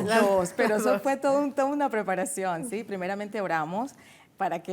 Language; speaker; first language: Spanish; native; Spanish